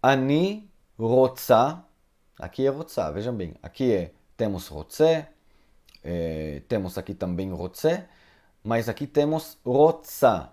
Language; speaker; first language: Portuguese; non-native, fluent; Hebrew